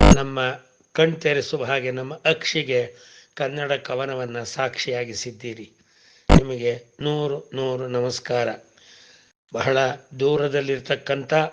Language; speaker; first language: Kannada; non-native, local second language; Tamil